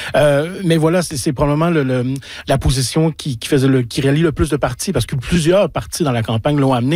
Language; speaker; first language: French; native; French